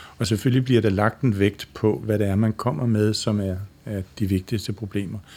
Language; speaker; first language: Danish; native; Danish